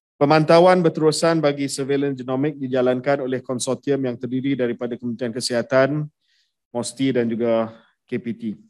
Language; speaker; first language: Malay; native; Malay